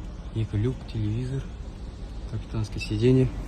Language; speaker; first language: Russian; non-native, local second language; Kazakh